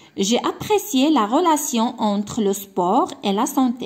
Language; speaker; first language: French; non-native, local second language; Arabic